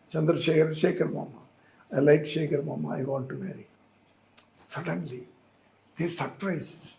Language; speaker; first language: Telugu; non-native, learner; Tamil